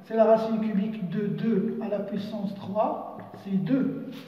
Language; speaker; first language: French; non-native, local second language; Arabic